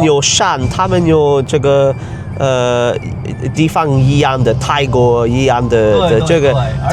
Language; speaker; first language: Chinese; non-native, learner; English